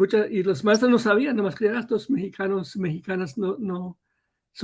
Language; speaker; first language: Spanish; early bilingual, heritage; Spanish